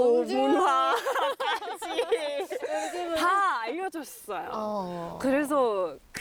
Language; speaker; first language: Korean; non-native, fluent; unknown